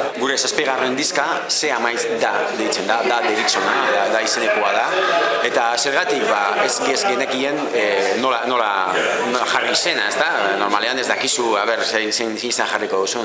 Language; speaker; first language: Basque; native; Basque